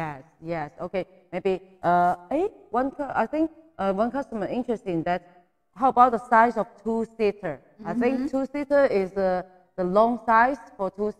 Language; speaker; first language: English; non-native, fluent; Chinese